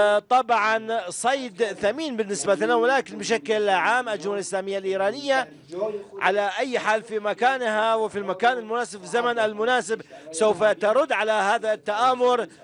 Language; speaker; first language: Arabic; non-native, fluent; Persian